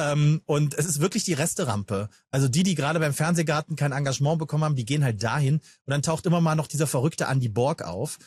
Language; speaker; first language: German; native; German